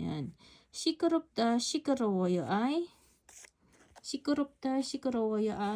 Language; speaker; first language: Korean; non-native, learner; Filipino